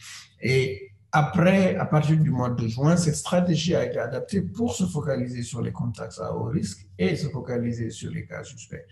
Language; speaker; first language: French; non-native, local second language; Wolof